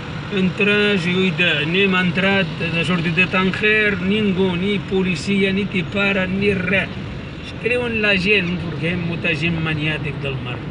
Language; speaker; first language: Catalan; non-native, learner; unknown